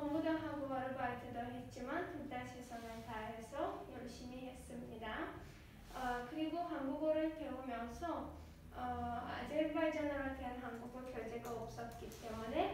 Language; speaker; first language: Korean; non-native, learner; Azerbaijani